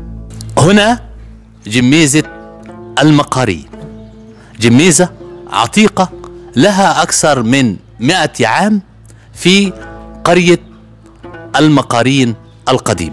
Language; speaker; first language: Arabic; native; Arabic